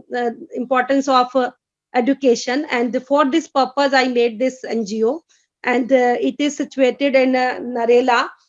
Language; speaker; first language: English; non-native, fluent; Hindi